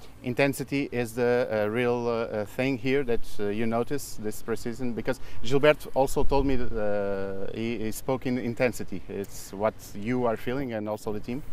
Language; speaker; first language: English; non-native, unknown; Portuguese